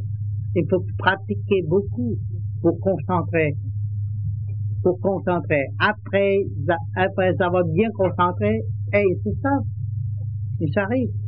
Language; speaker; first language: French; non-native, learner; Vietnamese